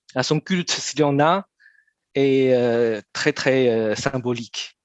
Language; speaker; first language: French; non-native, fluent; Chinese